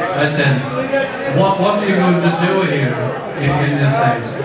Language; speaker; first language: English; native; English